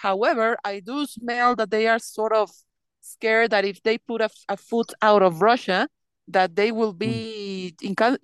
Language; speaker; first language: English; non-native, fluent; Spanish